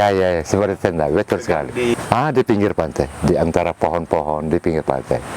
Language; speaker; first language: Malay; non-native, local second language; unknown